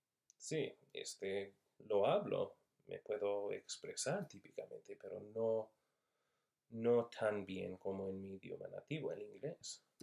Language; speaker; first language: Spanish; non-native, fluent; English